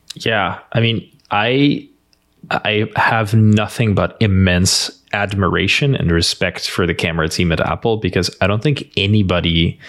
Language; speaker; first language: English; non-native, fluent; Dutch